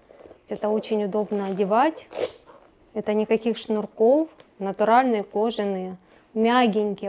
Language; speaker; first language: Russian; native; Russian